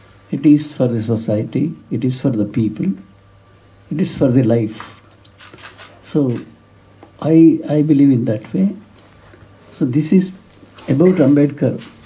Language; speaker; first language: English; non-native, local second language; Kannada